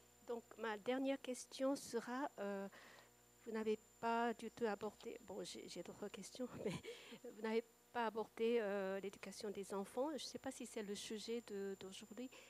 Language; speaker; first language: French; non-native, fluent; Japanese